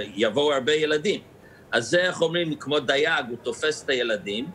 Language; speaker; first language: Hebrew; non-native, fluent; English